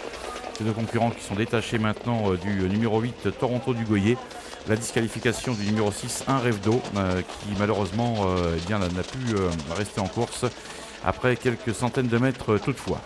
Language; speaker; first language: French; native; French